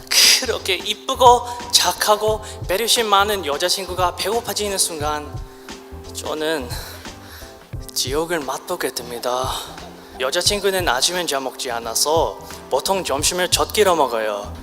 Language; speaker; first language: Korean; non-native, learner; English